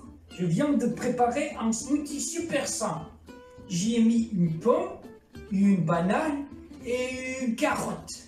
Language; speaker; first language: French; non-native, learner; Croatian